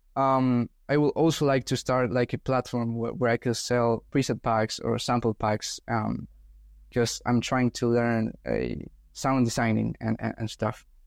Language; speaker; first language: English; non-native, fluent; Spanish